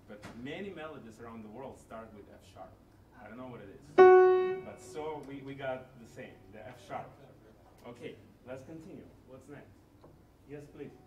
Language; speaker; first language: English; non-native, fluent; Russian